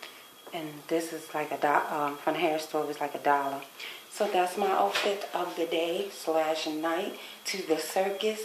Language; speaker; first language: English; native; English